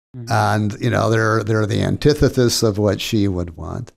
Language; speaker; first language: English; native; English